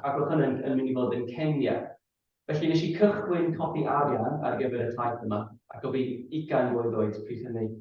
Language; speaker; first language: Welsh; non-native, fluent; English